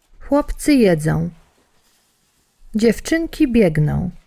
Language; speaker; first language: Polish; non-native, learner; English